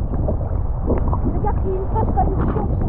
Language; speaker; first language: French; native; French